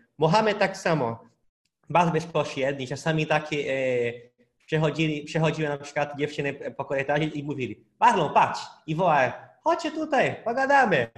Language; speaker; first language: Polish; non-native, fluent; Portuguese